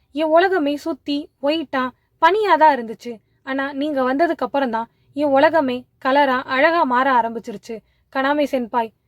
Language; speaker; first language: Tamil; native; Tamil